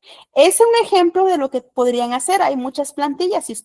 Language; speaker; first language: Spanish; native; Spanish